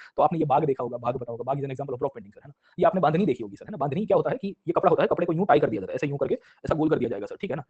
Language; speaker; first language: Hindi; non-native, local second language; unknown